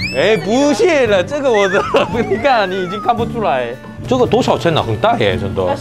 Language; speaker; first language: Chinese; non-native, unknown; Korean